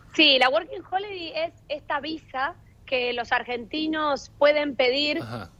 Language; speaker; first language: Spanish; native; Spanish